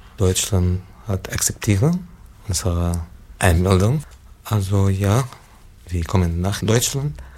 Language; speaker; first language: German; non-native, learner; Arabic